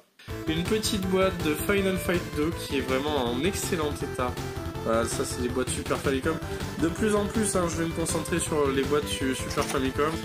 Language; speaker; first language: French; native; French